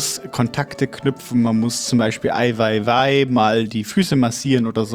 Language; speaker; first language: German; native; German